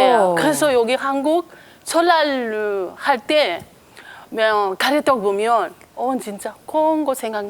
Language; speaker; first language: Korean; non-native, learner; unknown